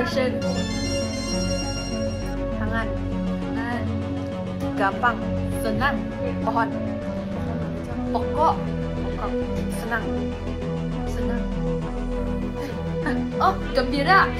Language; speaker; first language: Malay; non-native, local second language; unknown